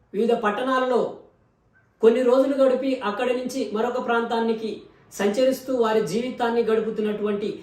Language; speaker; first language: Telugu; non-native, local second language; Lambadi